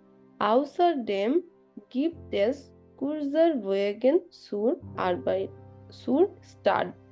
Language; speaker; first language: German; non-native, learner; Bangla